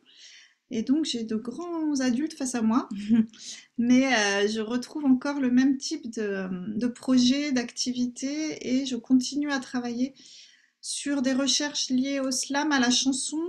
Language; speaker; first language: French; native; French